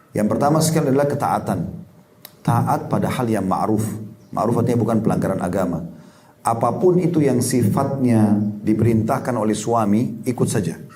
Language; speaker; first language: Indonesian; native; Indonesian